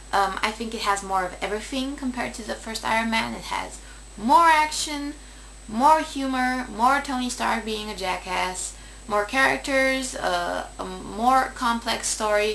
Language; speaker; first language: English; native; English